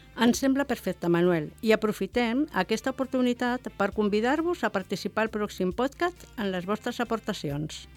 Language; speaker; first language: Catalan; non-native, learner; Spanish